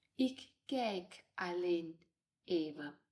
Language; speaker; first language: Dutch; non-native, fluent; Ukrainian